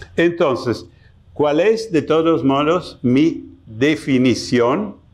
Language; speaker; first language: Spanish; non-native, fluent; Italian